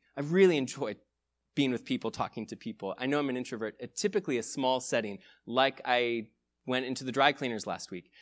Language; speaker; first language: English; native; English